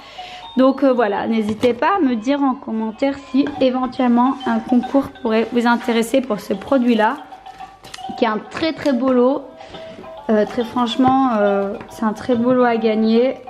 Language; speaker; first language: French; native; French